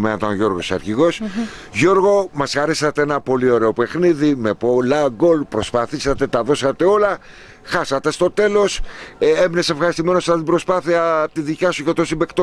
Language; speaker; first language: Greek; native; Greek